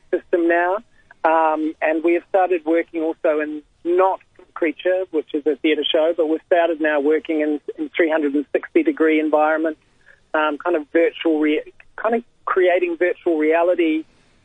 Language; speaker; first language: English; native; English